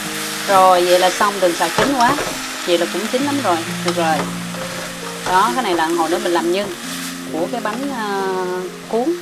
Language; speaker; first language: Vietnamese; native; Vietnamese